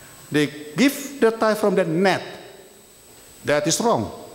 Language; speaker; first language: English; non-native, fluent; Indonesian